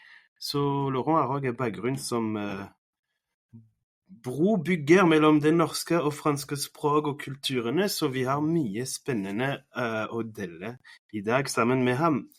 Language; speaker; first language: Norwegian; non-native, fluent; French